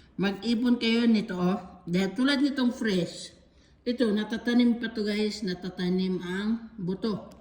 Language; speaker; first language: Filipino; native; Filipino